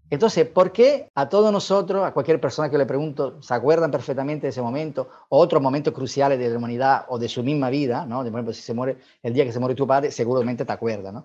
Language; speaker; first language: Spanish; non-native, fluent; Italian